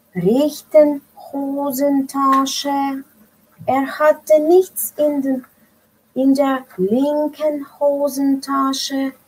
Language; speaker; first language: German; non-native, fluent; Russian